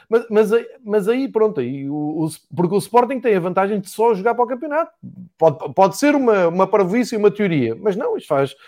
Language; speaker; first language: Portuguese; native; Portuguese